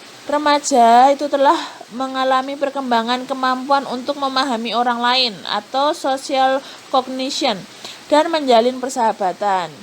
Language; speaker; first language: Indonesian; native; Indonesian